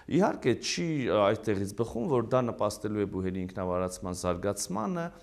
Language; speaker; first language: Armenian; native; Armenian